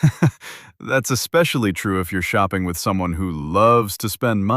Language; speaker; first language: English; native; English